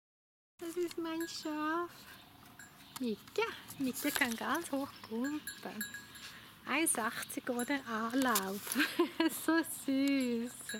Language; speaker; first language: German; non-native, learner; Swedish